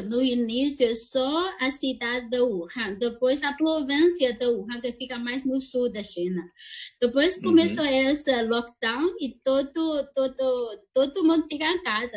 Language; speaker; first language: Portuguese; non-native, fluent; Chinese